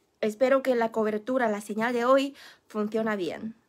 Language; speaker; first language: Spanish; non-native, fluent; Chinese